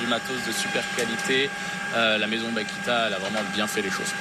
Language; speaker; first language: French; native; French